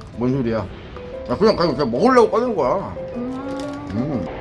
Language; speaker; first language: Korean; native; Korean